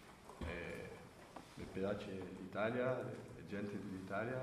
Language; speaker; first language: Italian; non-native, learner; French